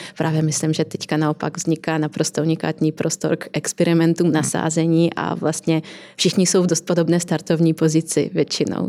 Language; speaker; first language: Czech; non-native, fluent; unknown